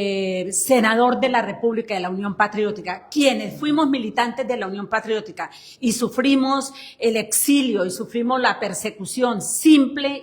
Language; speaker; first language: Spanish; native; Spanish